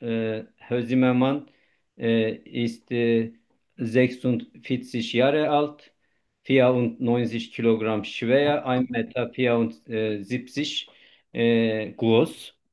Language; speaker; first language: German; non-native, learner; Turkish